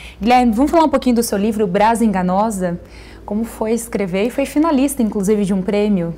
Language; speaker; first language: Portuguese; native; Portuguese